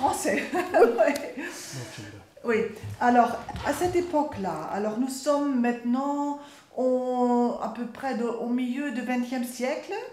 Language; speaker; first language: French; non-native, fluent; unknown